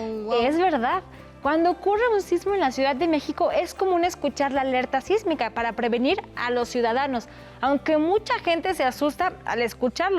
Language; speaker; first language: Spanish; native; Spanish